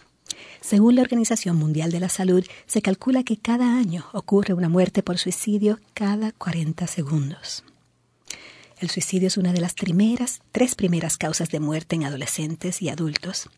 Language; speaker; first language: Spanish; native; Spanish